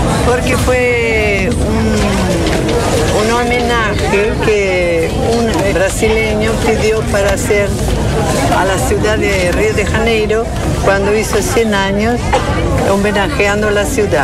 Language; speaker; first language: Spanish; non-native, fluent; Portuguese